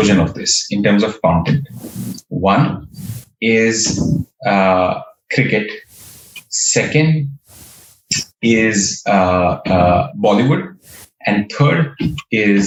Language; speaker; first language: English; non-native, local second language; Marathi